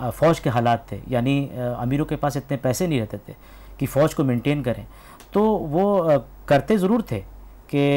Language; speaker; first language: Urdu; native; Urdu